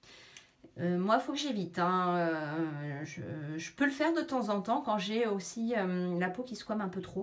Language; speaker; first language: French; native; French